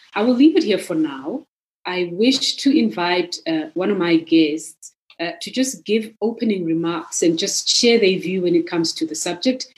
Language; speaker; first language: English; non-native, local second language; Zulu